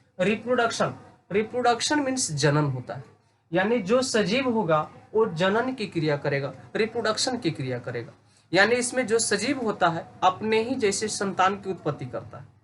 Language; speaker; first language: Hindi; native; Hindi